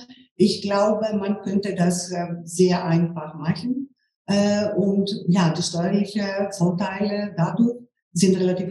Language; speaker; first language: German; non-native, fluent; Greek